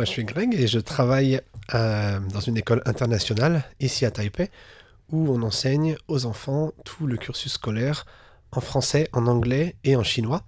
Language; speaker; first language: French; native; French